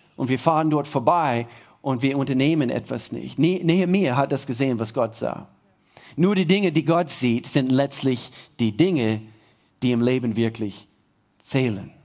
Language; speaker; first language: German; non-native, fluent; English